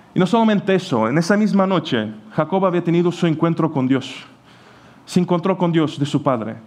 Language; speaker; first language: Spanish; non-native, fluent; Ukrainian